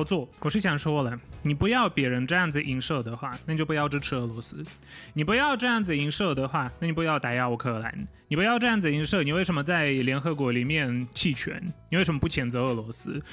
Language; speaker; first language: Chinese; non-native, fluent; Polish